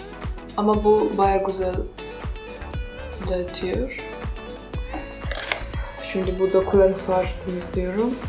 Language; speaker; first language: Turkish; non-native, fluent; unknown